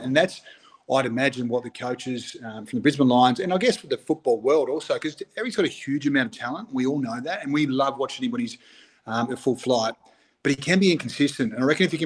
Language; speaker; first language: English; native; English